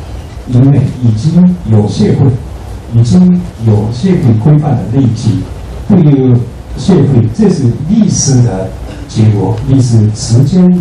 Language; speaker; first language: Chinese; non-native, fluent; Japanese